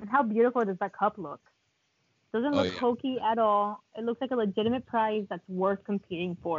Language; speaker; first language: English; non-native, fluent; Spanish